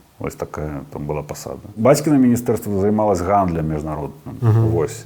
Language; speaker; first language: Belarusian; non-native, local second language; Russian